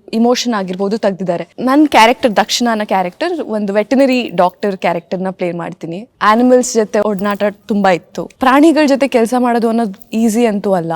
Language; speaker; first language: Kannada; native; Kannada